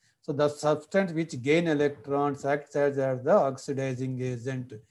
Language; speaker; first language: English; non-native, local second language; Telugu